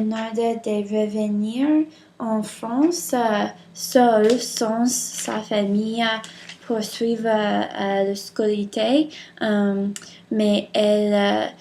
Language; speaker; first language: French; non-native, learner; English